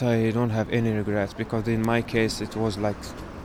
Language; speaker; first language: English; non-native, fluent; Arabic